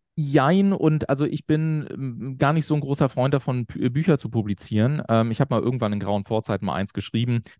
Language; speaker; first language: German; native; German